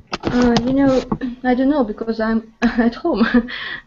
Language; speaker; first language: English; non-native, learner; Russian